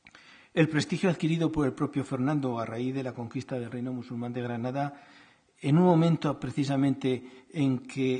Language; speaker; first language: Spanish; native; Spanish